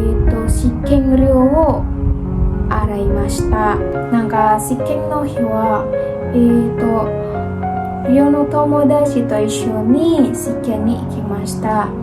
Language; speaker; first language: Japanese; non-native, learner; Indonesian